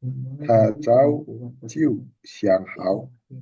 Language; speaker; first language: Chinese; non-native, learner; Indonesian